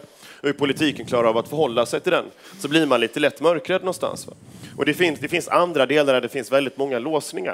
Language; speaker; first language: Swedish; native; Swedish